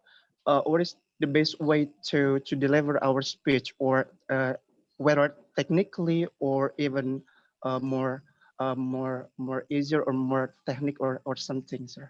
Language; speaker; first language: English; non-native, learner; Indonesian